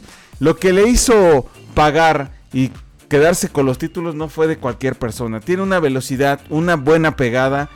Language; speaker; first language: Spanish; native; Spanish